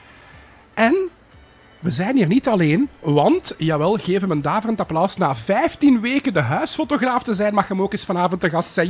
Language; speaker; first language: Dutch; native; Dutch